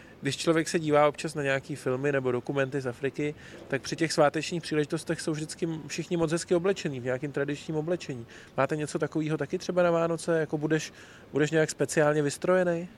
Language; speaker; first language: Czech; native; Czech